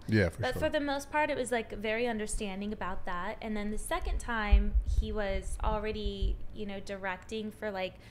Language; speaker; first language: English; native; English